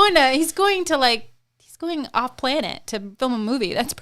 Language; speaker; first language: English; native; English